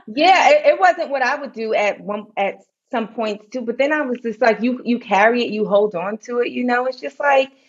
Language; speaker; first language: English; native; English